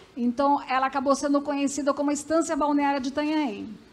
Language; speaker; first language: Portuguese; early bilingual, other home language; Macedonian